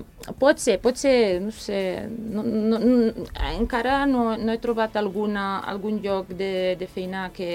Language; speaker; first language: Catalan; non-native, fluent; Serbian